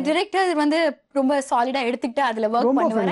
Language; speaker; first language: Tamil; native; Tamil